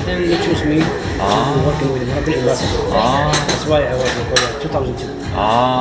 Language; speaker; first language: English; non-native, fluent; Arabic